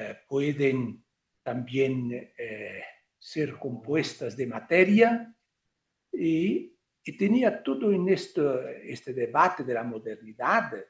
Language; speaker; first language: Spanish; non-native, fluent; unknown